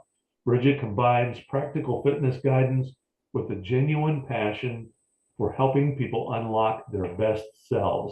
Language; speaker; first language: English; native; English